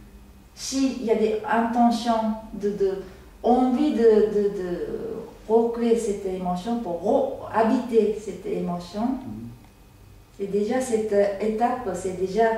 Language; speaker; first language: French; non-native, learner; Japanese